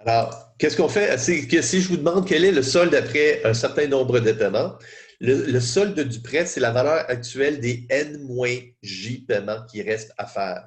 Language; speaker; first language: French; native; French